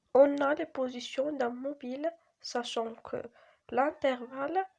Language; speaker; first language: French; non-native, local second language; Arabic